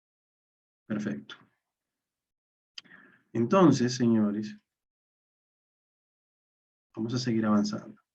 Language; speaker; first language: Spanish; native; Spanish